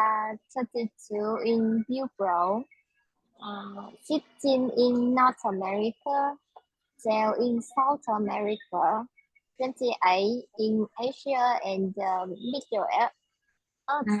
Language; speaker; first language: English; non-native, learner; Vietnamese